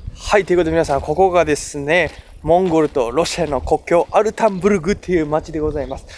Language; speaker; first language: Japanese; native; Japanese